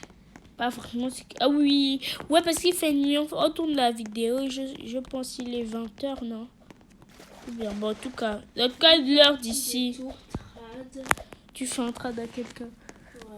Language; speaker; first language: French; native; French